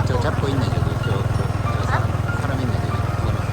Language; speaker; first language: Korean; native; Korean